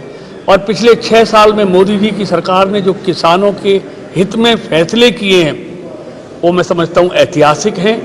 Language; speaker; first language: Hindi; native; Hindi